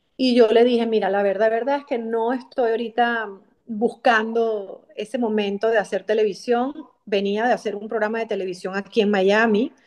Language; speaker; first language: Spanish; native; Spanish